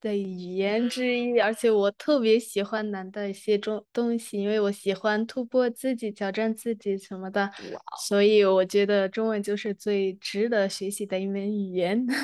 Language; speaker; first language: Chinese; non-native, fluent; Arabic